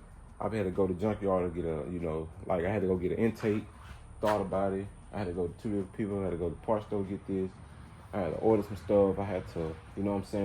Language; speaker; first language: English; native; English